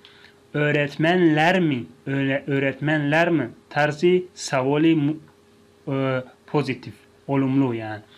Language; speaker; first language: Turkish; non-native, fluent; Tajik